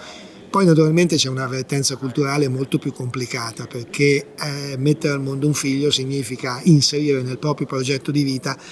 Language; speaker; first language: Italian; native; Italian